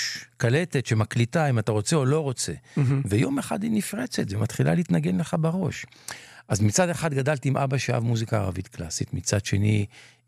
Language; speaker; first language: Hebrew; non-native, local second language; Ladino